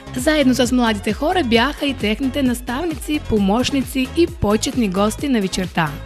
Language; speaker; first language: Bulgarian; early bilingual, heritage; Bulgarian